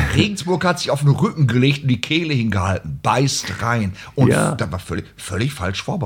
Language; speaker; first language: German; native; German